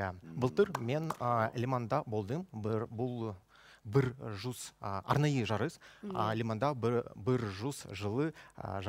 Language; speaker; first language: Kazakh; non-native, local second language; Russian